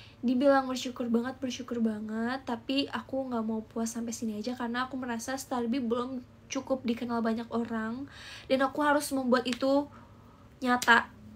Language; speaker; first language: Indonesian; native; Indonesian